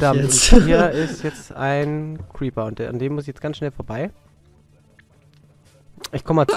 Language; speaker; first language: German; native; German